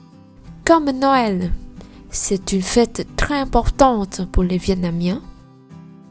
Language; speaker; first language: French; non-native, learner; Vietnamese